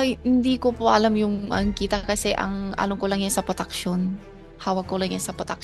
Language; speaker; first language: Filipino; non-native, learner; Chinese